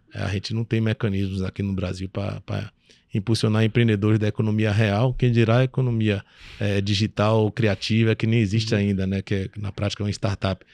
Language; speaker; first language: Portuguese; early bilingual, other home language; French